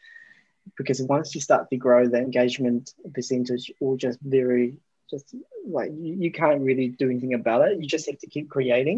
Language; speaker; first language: English; native; English